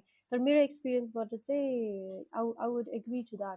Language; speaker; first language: English; early bilingual, other home language; Nepali